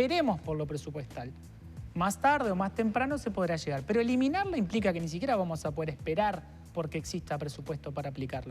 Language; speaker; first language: Spanish; native; Spanish